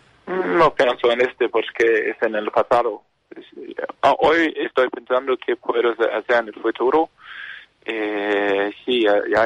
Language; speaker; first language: Spanish; non-native, learner; Danish